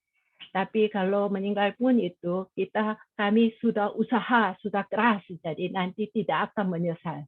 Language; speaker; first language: Indonesian; non-native, fluent; Korean